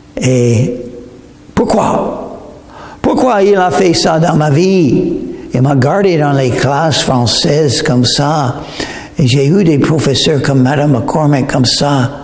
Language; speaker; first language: French; non-native, fluent; English